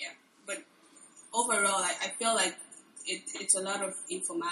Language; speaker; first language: English; non-native, local second language; Igbo